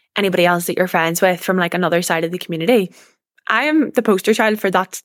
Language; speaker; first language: English; native; English